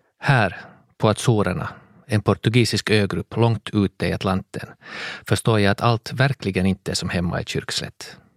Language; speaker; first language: Swedish; native; Swedish